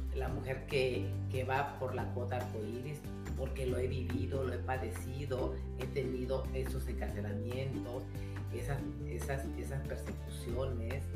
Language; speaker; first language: Spanish; native; Spanish